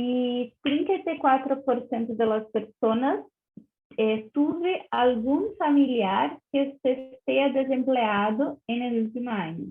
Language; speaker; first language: Spanish; non-native, learner; Portuguese